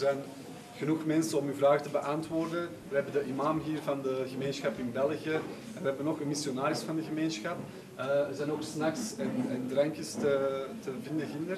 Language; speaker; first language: Dutch; early bilingual, other home language; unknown